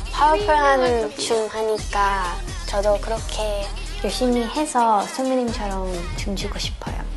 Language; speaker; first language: Korean; non-native, learner; Thai